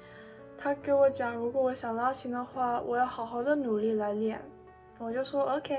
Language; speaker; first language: Chinese; early bilingual, heritage; Chinese